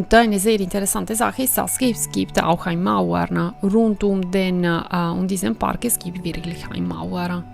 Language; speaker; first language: German; non-native, fluent; Italian